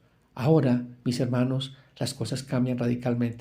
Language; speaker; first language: Spanish; native; Spanish